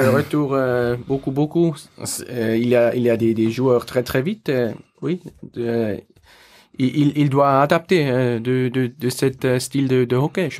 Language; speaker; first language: French; non-native, learner; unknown